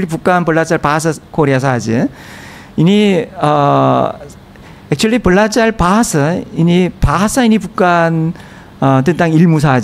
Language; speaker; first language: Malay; non-native, learner; Korean